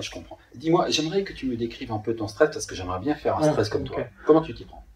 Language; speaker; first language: French; native; French